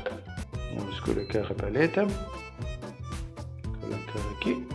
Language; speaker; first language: Portuguese; non-native, fluent; French